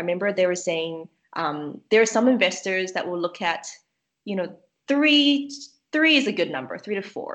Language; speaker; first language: English; native; English